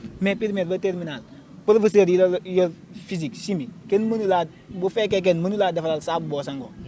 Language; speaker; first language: Wolof; non-native, local second language; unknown